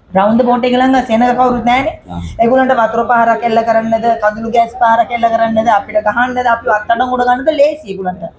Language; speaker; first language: Sinhala; non-native, local second language; Tamil